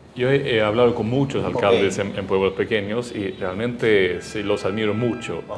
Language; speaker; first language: Spanish; non-native, fluent; Swedish